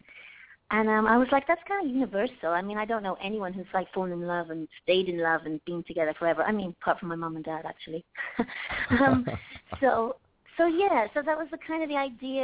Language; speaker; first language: English; native; English